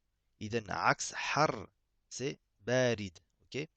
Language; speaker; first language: Arabic; non-native, fluent; French